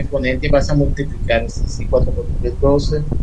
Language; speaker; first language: Spanish; native; Spanish